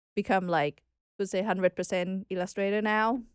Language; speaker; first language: English; non-native, learner; Thai